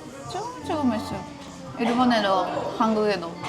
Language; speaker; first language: Korean; non-native, fluent; Japanese